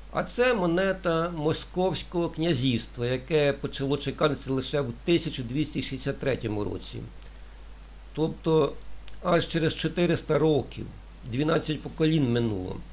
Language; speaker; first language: Ukrainian; non-native, local second language; Russian